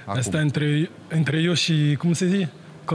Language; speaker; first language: Romanian; non-native, learner; French